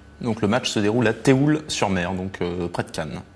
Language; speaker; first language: French; native; French